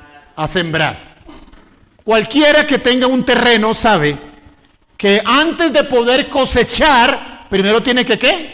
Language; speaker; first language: Spanish; native; Spanish